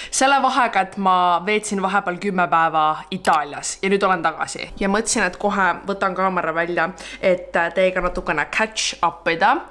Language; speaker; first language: Estonian; native; Estonian